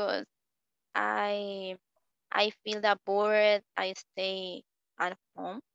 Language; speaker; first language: English; non-native, learner; Spanish